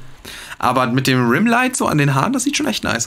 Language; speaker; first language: German; native; German